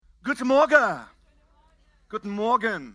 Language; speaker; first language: German; non-native, fluent; English